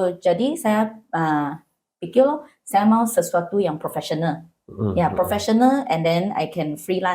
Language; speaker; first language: Indonesian; non-native, learner; Malay